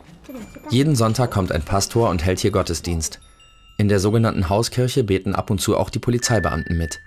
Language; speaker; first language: German; native; German